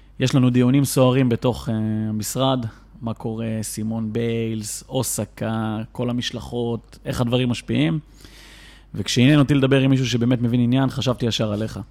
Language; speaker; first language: Hebrew; native; Hebrew